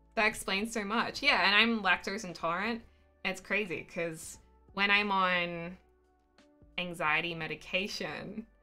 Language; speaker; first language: English; native; English